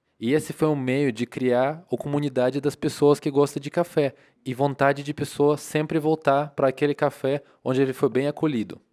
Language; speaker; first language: Portuguese; non-native, fluent; Russian